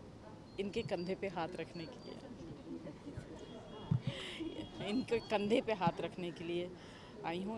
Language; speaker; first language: Hindi; native; Hindi